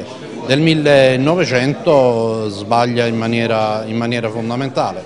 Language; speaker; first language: Italian; native; Italian